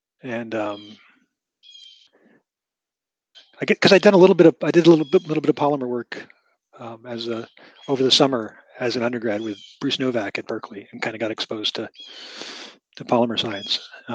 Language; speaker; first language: English; native; English